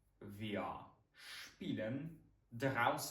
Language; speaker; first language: German; non-native, fluent; Ukrainian